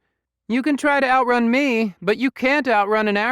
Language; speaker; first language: English; native; English